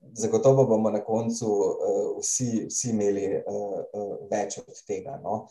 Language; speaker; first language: Slovenian; native; Slovenian